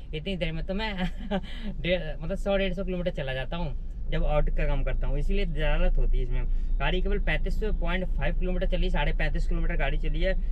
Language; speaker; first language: Hindi; native; Hindi